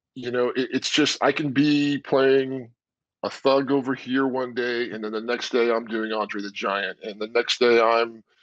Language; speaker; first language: English; native; English